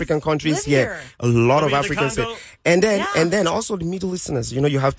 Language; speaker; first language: English; non-native, local second language; Yoruba